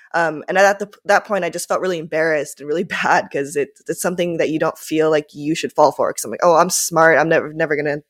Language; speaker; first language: English; early bilingual, other home language; Japanese